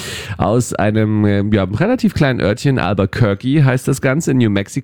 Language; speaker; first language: German; native; German